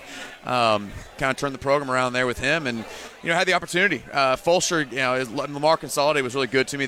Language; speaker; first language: English; native; English